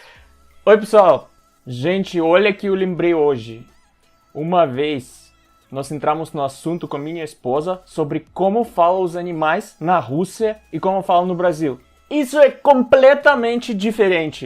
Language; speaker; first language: Portuguese; non-native, fluent; Russian